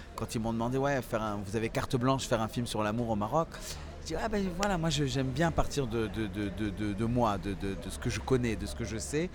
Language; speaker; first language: French; early bilingual, other home language; Central Atlas Tamazight